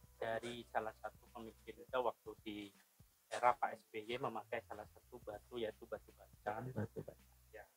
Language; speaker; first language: Indonesian; non-native, local second language; Madurese